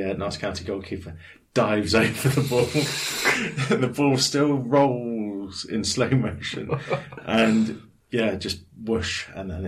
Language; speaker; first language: English; native; English